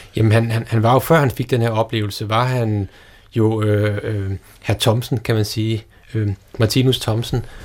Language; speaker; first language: Danish; native; Danish